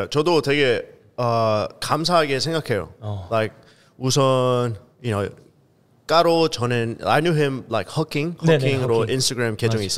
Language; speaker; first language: Korean; early bilingual, heritage; Korean